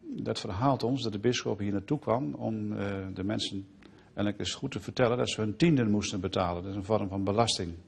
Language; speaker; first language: Dutch; native; Dutch